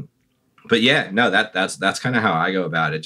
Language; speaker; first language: English; native; English